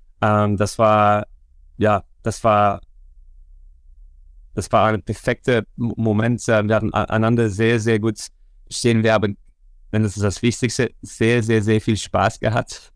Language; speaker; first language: German; non-native, learner; Dutch